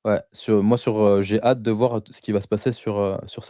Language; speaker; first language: French; native; French